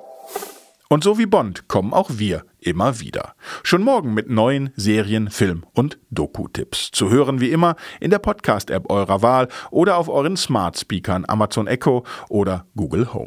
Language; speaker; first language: German; native; German